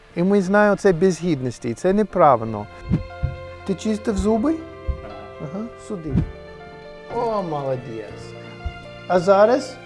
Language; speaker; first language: Ukrainian; non-native, learner; English